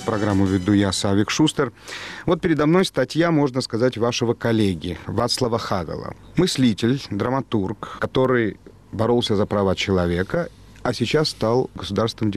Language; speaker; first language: Russian; native; Russian